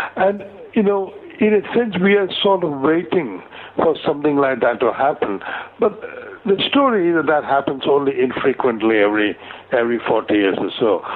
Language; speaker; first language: English; non-native, local second language; Gujarati